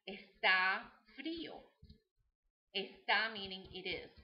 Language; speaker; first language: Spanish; non-native, fluent; English